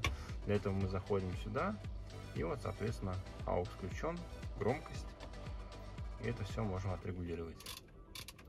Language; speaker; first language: Russian; native; Russian